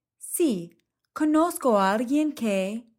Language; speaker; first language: Spanish; non-native, fluent; English